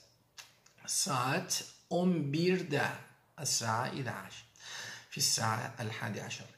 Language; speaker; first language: Arabic; non-native, fluent; Turkish